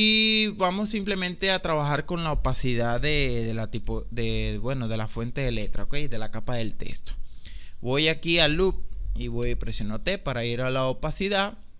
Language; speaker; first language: Spanish; native; Spanish